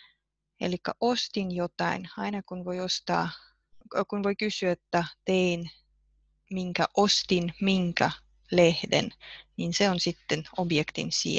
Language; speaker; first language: Finnish; non-native, fluent; Russian